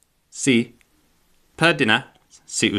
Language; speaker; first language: Catalan; non-native, learner; English